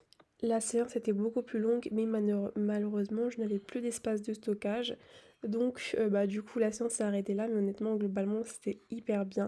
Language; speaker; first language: French; native; French